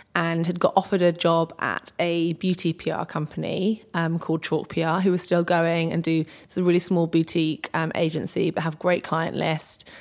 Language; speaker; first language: English; native; English